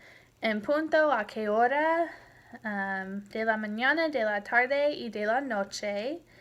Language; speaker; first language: Spanish; non-native, fluent; English